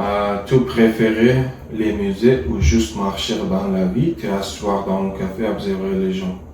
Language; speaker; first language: French; non-native, learner; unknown